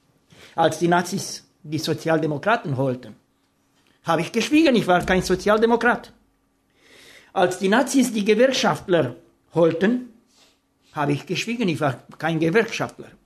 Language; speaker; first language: German; non-native, fluent; Romanian